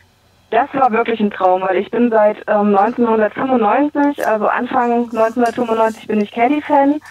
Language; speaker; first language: German; native; German